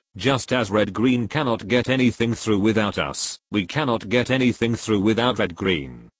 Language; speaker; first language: English; native; English